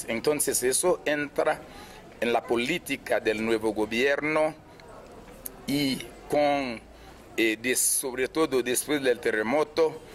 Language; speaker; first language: Spanish; non-native, fluent; Haitian Creole